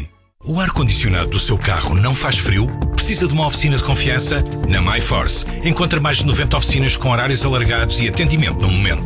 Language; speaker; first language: Portuguese; native; Portuguese